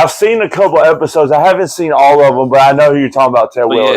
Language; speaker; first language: English; native; English